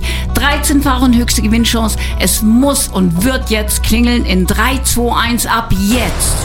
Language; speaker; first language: German; native; German